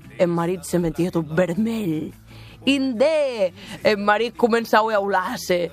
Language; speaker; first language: Catalan; non-native, local second language; Occitan